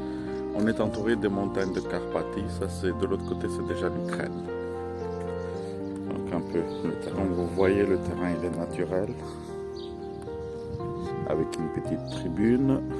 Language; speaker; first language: French; non-native, fluent; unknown